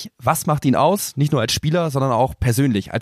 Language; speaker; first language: German; native; German